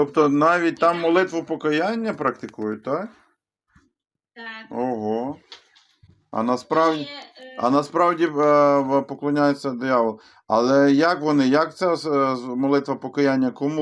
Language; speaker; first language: Ukrainian; native; Ukrainian